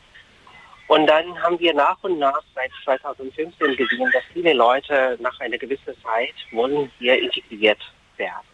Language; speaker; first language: German; non-native, fluent; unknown